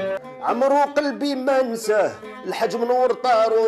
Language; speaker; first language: Arabic; native; Arabic